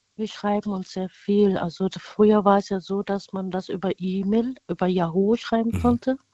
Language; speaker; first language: German; early bilingual, other home language; Vietnamese